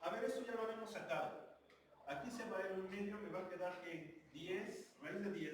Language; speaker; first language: Spanish; native; Spanish